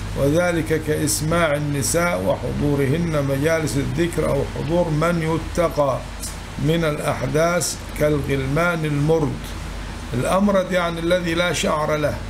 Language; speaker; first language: Arabic; native; Arabic